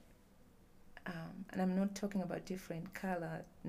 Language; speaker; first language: English; non-native, local second language; Bemba